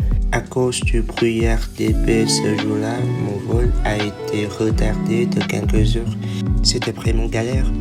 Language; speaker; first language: French; non-native, fluent; Vietnamese